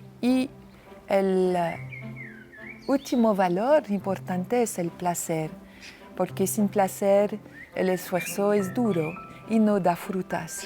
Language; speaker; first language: Spanish; non-native, fluent; French